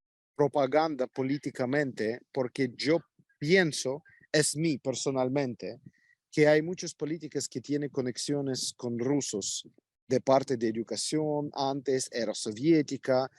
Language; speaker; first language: Spanish; non-native, fluent; Ukrainian